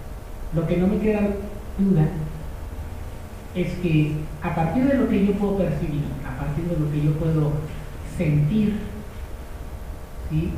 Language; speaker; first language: Spanish; native; Spanish